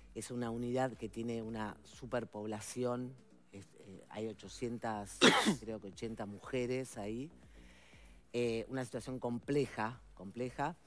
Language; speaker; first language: Spanish; native; Spanish